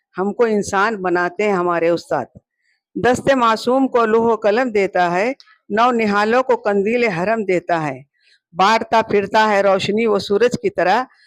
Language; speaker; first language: Hindi; non-native, local second language; Urdu